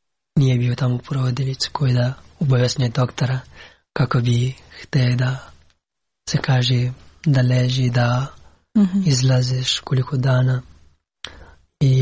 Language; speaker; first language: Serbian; non-native, learner; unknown